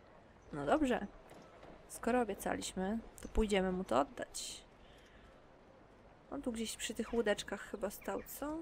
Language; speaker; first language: Polish; native; Polish